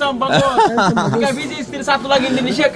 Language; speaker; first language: Indonesian; non-native, learner; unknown